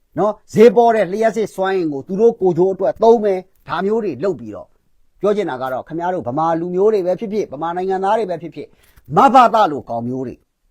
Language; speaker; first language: Burmese; non-native, local second language; Kachin